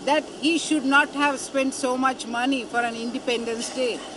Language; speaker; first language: English; non-native, local second language; Sinhala